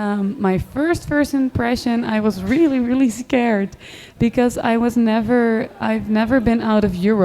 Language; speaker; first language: English; non-native, fluent; Dutch